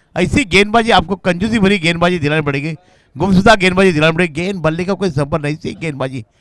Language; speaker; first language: Hindi; non-native, local second language; Marathi